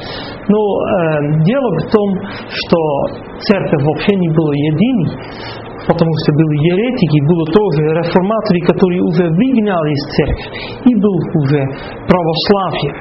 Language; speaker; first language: Russian; non-native, fluent; Dutch